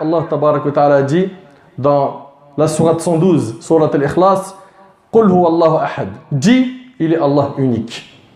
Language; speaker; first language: French; native; French